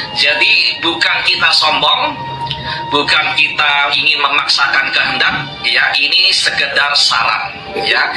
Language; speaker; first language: Indonesian; native; Indonesian